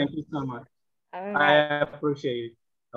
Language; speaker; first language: English; non-native, fluent; Arabic